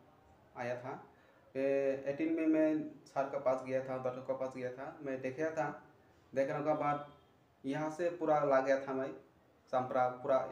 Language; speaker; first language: Hindi; non-native, local second language; Kok Borok